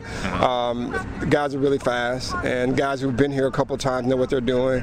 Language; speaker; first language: English; native; English